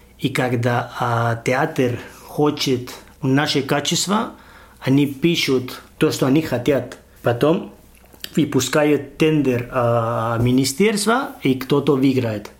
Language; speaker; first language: Russian; non-native, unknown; Spanish